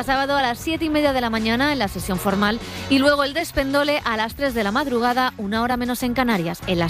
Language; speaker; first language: Spanish; native; Spanish